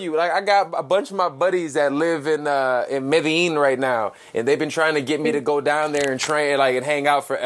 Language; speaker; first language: English; early bilingual, other home language; Spanish